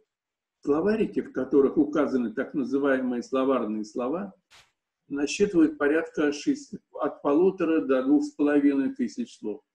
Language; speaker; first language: Russian; native; Russian